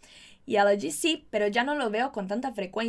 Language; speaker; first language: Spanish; non-native, fluent; Portuguese